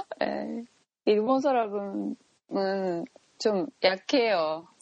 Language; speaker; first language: Korean; non-native, learner; Japanese